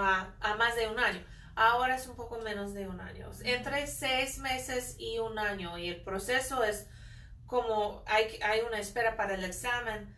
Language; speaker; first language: Spanish; non-native, fluent; English